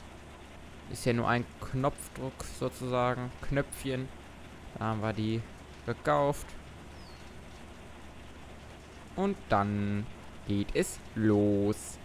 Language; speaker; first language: German; native; German